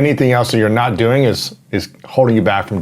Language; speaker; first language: English; native; English